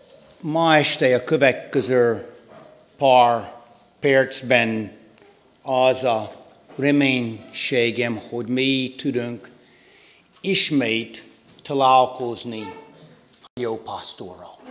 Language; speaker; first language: Hungarian; non-native, learner; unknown